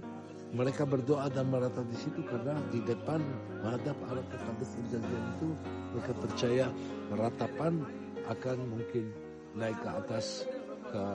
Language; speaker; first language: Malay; non-native, learner; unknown